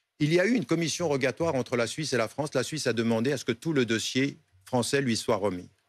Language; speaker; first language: French; early bilingual, other home language; Arabic